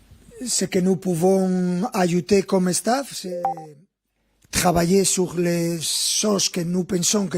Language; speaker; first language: French; non-native, fluent; Spanish